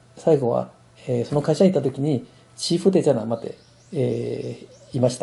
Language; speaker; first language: Japanese; non-native, fluent; Min Nan Chinese